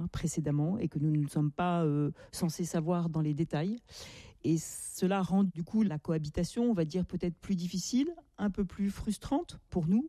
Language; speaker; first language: French; native; French